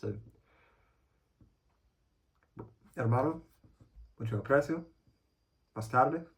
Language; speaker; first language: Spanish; non-native, learner; English